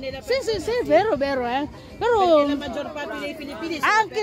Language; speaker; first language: Italian; non-native, learner; Filipino